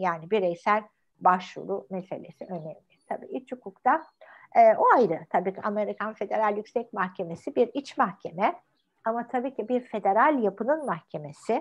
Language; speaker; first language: Turkish; native; Turkish